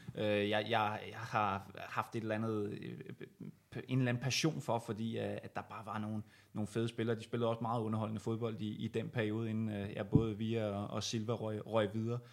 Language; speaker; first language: Danish; native; Danish